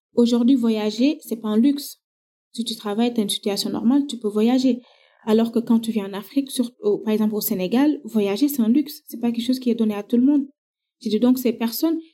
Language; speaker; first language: French; non-native, local second language; Wolof